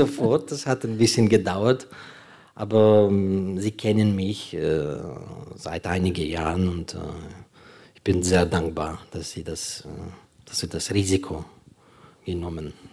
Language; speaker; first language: German; non-native, fluent; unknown